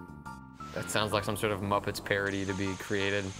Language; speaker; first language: English; native; English